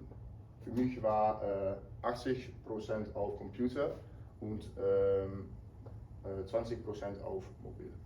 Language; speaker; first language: German; non-native, learner; Dutch